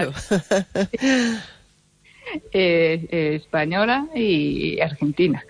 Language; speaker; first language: Spanish; non-native, learner; Japanese